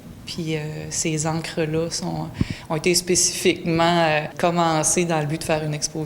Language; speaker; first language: French; native; French